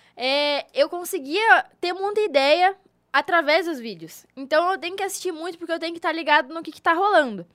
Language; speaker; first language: Portuguese; native; Portuguese